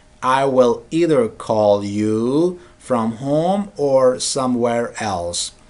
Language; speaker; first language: English; non-native, fluent; Turkish